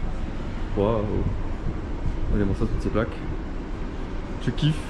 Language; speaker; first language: French; native; French